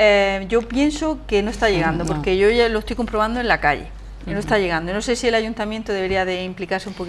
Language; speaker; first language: Spanish; native; Spanish